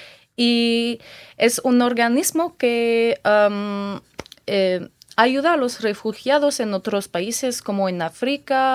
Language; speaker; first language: Spanish; non-native, fluent; French